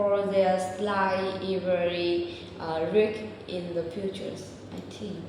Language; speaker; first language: English; non-native, learner; Vietnamese